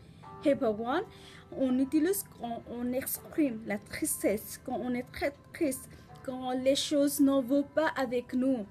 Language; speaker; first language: French; non-native, learner; Nepali